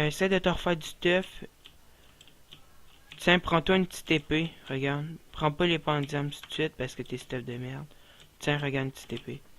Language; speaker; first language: French; native; French